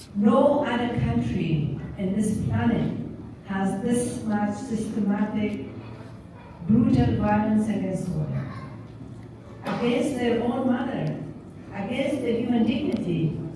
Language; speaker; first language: English; non-native, fluent; Persian